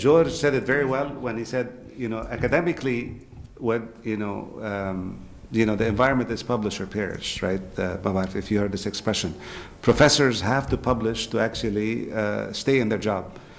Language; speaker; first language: English; non-native, fluent; Arabic